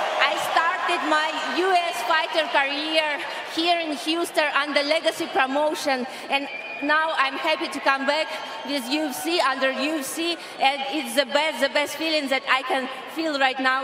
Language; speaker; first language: English; non-native, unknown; Kyrgyz